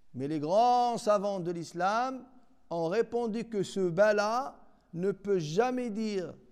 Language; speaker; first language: French; non-native, local second language; Arabic